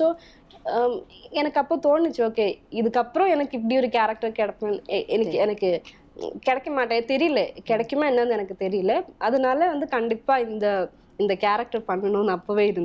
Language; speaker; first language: Tamil; non-native, local second language; Malayalam